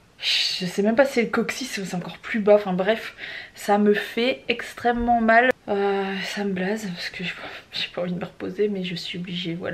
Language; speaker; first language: French; native; French